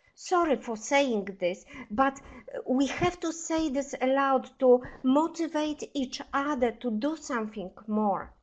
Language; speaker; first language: English; non-native, fluent; Polish